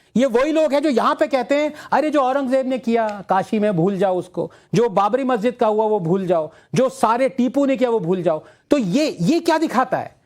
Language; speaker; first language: Hindi; non-native, local second language; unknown